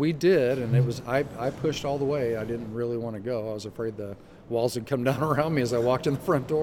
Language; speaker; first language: English; native; English